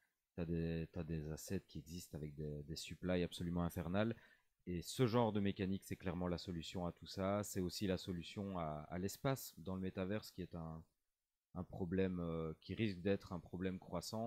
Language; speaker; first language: French; native; French